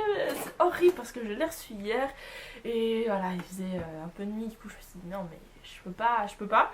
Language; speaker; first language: French; native; French